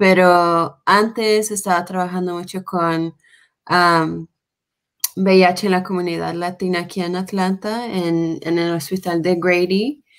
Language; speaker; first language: Spanish; non-native, fluent; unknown